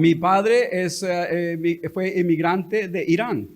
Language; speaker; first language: Spanish; native; Spanish